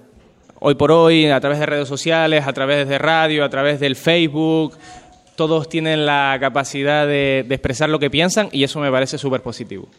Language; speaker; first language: Spanish; native; Spanish